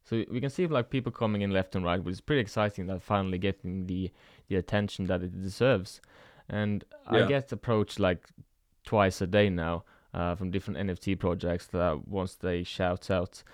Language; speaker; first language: English; non-native, fluent; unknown